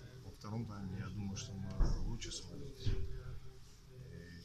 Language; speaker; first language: Russian; non-native, learner; Georgian